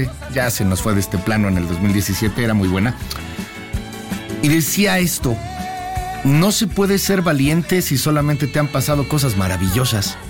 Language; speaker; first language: Spanish; native; Spanish